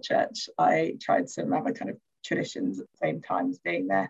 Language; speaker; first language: English; native; English